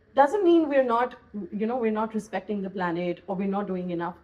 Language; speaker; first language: English; non-native, local second language; Hindi